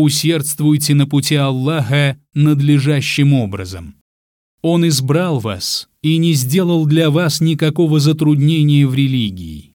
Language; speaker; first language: Russian; native; Russian